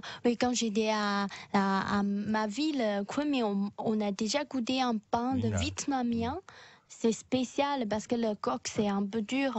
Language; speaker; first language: French; non-native, learner; Chinese